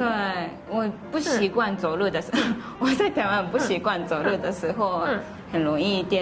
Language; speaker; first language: Chinese; non-native, fluent; Japanese